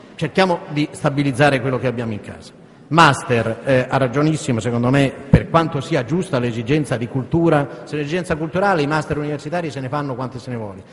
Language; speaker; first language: Italian; native; Italian